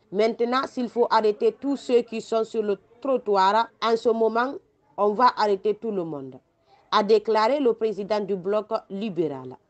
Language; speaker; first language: French; non-native, local second language; Fula